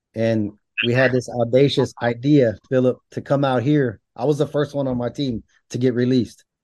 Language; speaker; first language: English; native; English